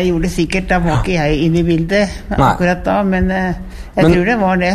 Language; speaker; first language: Norwegian; native; Norwegian